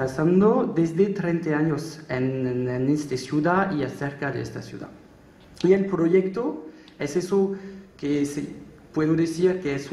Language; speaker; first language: Spanish; non-native, learner; French